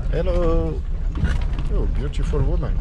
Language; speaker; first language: English; non-native, learner; French